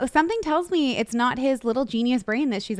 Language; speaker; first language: English; native; English